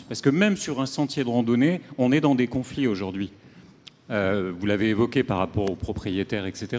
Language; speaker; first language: French; native; French